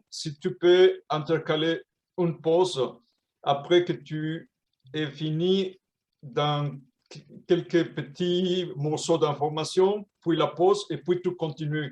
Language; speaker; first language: French; non-native, fluent; Spanish